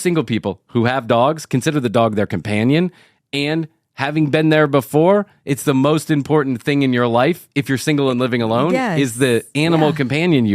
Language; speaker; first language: English; native; English